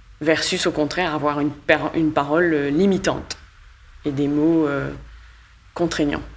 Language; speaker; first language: French; native; French